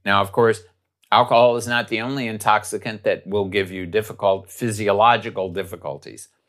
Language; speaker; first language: English; native; English